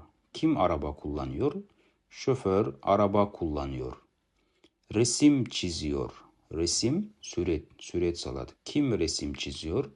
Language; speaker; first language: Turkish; non-native, fluent; Kazakh